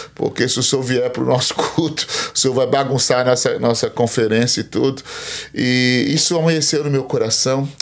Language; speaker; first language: Portuguese; native; Portuguese